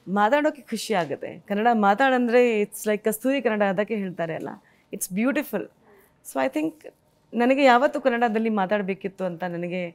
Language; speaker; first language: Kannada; non-native, fluent; Hindi